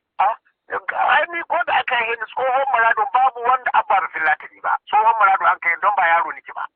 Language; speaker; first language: Hausa; non-native, local second language; Fula